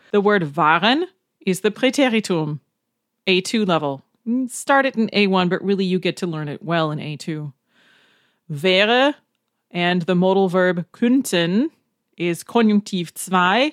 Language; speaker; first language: English; native; English